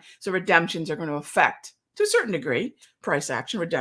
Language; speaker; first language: English; native; English